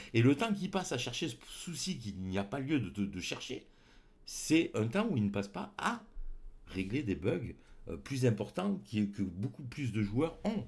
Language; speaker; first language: French; native; French